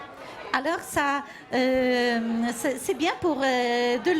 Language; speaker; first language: French; non-native, fluent; Polish